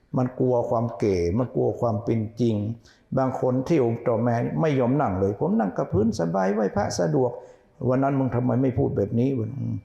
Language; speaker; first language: Thai; native; Thai